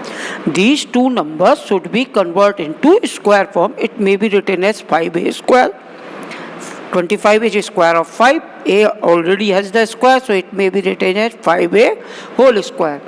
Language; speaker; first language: English; non-native, local second language; Hindi